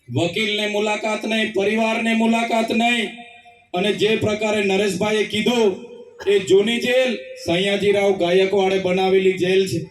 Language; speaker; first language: Gujarati; non-native, local second language; Vasavi